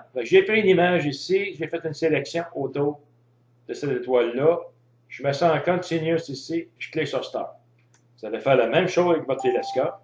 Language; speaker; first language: French; native; French